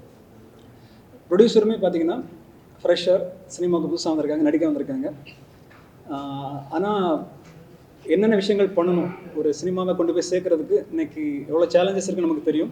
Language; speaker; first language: Tamil; native; Tamil